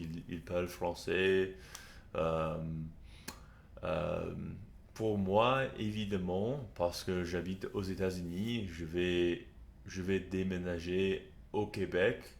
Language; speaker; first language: French; non-native, learner; English